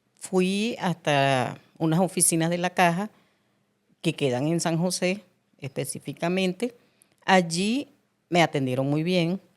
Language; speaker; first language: Spanish; native; Spanish